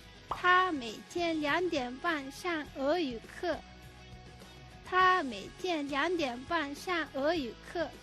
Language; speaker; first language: Chinese; non-native, fluent; Mongolian